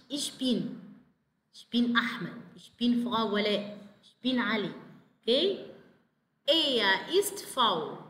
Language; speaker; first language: German; non-native, fluent; Arabic